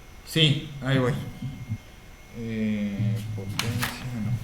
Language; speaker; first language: Spanish; native; Spanish